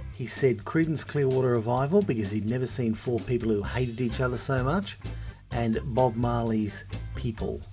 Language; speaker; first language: English; native; English